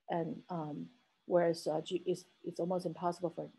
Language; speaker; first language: English; non-native, fluent; Chinese